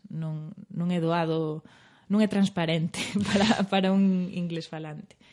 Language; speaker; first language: Galician; native; Galician